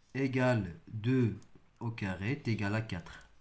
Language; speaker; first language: French; non-native, local second language; Arabic